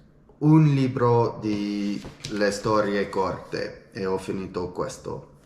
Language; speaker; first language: Italian; non-native, learner; English